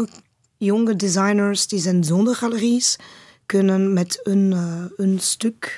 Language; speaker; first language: Dutch; non-native, learner; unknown